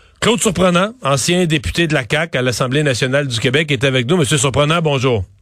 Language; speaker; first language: French; native; French